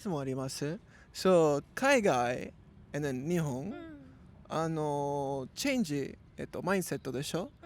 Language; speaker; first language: Japanese; non-native, learner; English